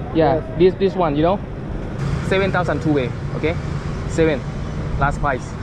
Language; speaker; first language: English; non-native, learner; Thai